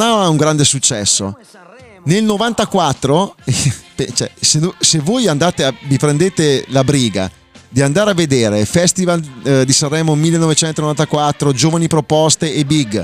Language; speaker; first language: Italian; native; Italian